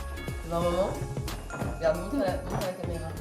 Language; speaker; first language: French; native; French